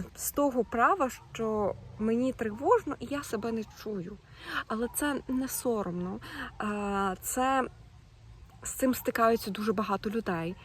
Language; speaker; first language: Ukrainian; non-native, local second language; Russian